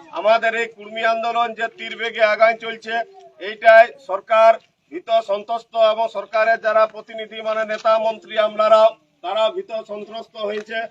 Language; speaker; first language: Bangla; native; Bangla